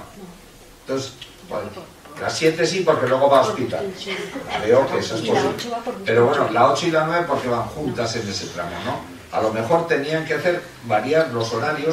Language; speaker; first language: Spanish; native; Spanish